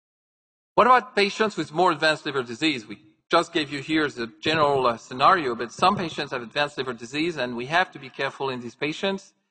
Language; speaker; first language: English; non-native, fluent; French